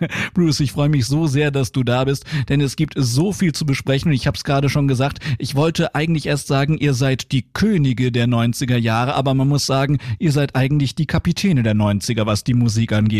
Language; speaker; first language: German; native; German